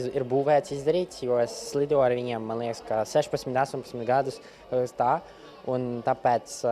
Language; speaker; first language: Latvian; non-native, local second language; Russian